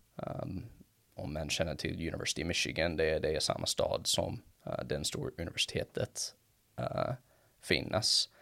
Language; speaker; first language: Swedish; non-native, fluent; English